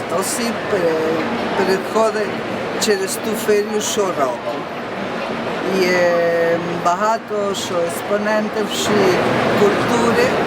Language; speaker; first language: Ukrainian; early bilingual, heritage; Ukrainian